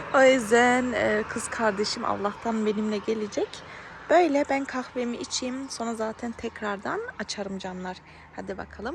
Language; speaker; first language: Turkish; early bilingual, heritage; Turkish